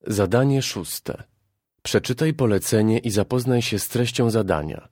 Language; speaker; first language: Russian; non-native, fluent; Polish